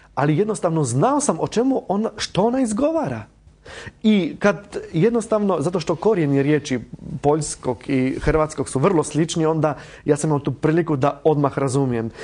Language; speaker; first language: Croatian; non-native, fluent; Polish